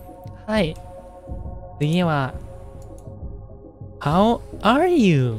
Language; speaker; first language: Japanese; non-native, learner; Indonesian